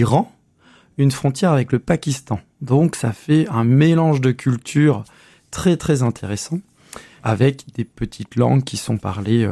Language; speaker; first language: French; native; French